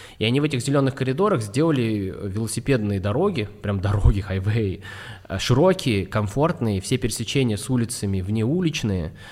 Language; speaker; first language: Russian; native; Russian